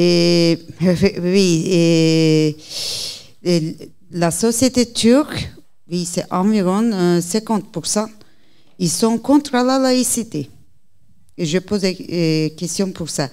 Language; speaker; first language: French; non-native, learner; Turkish